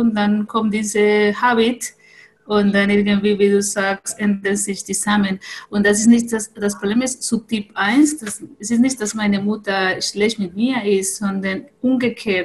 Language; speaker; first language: German; non-native, fluent; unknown